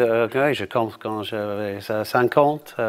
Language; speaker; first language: French; non-native, learner; English